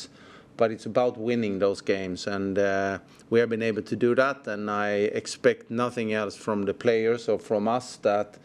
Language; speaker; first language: English; non-native, fluent; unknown